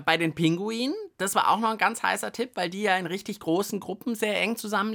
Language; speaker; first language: German; native; German